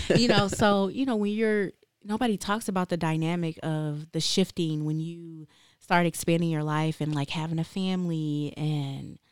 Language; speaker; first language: English; native; English